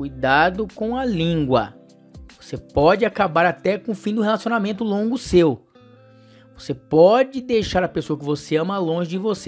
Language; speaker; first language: Portuguese; native; Portuguese